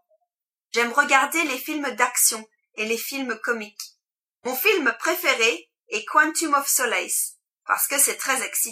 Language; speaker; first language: French; non-native, learner; English